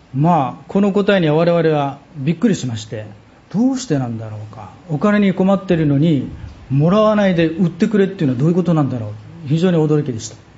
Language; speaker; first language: Japanese; native; Japanese